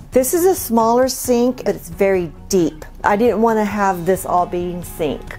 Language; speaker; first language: English; non-native, fluent; Spanish